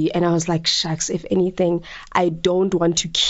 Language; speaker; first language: English; non-native, local second language; Tswana